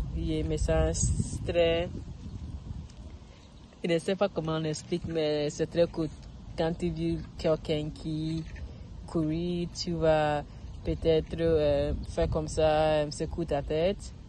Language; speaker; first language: French; non-native, learner; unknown